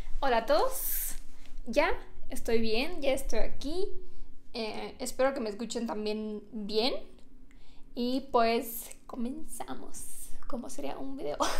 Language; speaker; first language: Spanish; non-native, fluent; Romanian